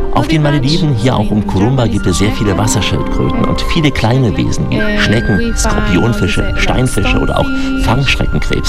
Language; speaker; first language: German; native; German